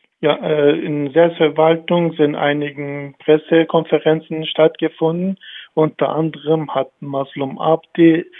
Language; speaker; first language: German; non-native, fluent; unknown